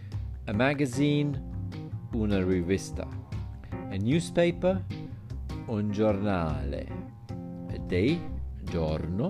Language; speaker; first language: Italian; non-native, fluent; English